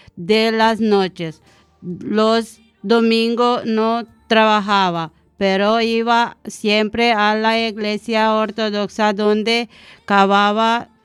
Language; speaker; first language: Spanish; non-native, learner; Romanian